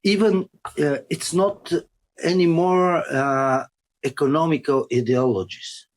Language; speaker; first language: English; non-native, learner; Bulgarian